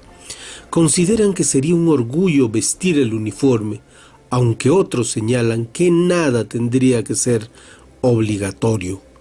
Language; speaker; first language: Spanish; native; Spanish